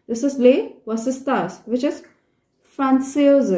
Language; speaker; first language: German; non-native, fluent; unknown